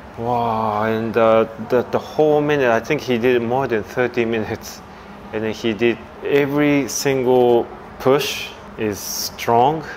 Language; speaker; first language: English; non-native, fluent; Japanese